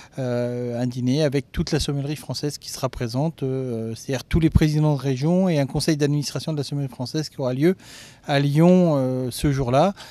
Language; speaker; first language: French; native; French